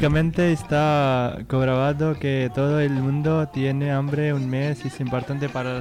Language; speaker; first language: Spanish; non-native, learner; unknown